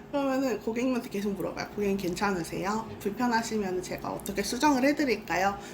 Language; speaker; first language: Korean; native; Korean